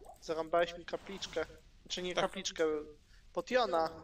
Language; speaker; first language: Polish; native; Polish